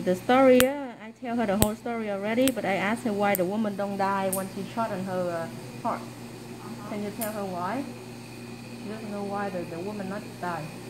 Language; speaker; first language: English; non-native, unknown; Vietnamese